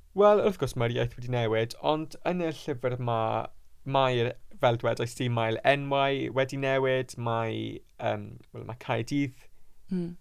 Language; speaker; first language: Welsh; non-native, local second language; English